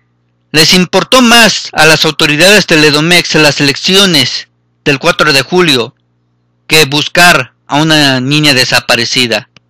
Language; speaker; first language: Spanish; native; Spanish